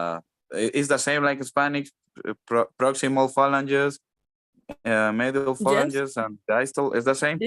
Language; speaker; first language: English; non-native, learner; Spanish